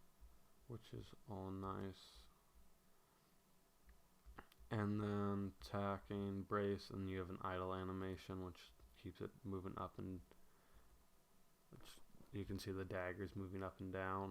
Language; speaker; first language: English; native; English